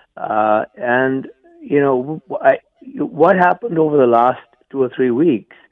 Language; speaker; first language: English; non-native, local second language; Punjabi